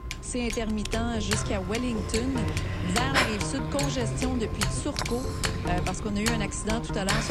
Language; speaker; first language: French; native; French